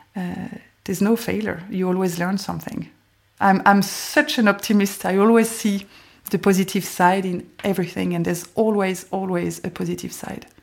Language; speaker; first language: English; non-native, fluent; French